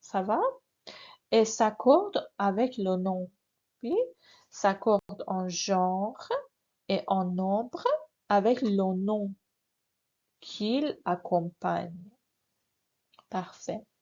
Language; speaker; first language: French; non-native, fluent; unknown